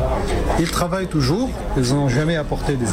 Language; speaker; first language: French; non-native, fluent; Arabic